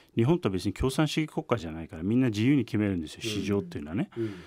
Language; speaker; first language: Japanese; non-native, fluent; Turkish